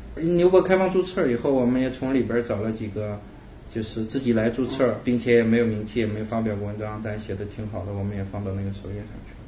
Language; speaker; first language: Chinese; native; Chinese